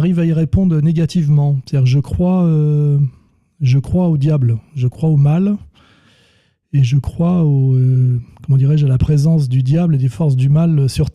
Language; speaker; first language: French; native; French